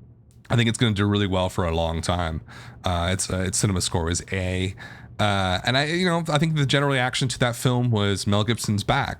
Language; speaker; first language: English; native; English